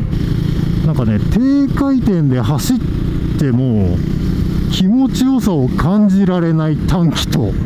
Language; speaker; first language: Japanese; native; Japanese